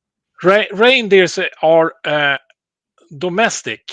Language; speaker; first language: English; non-native, learner; Swedish